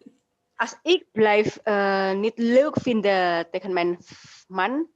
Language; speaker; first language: Dutch; non-native, learner; Indonesian